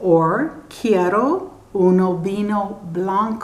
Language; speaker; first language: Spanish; non-native, learner; English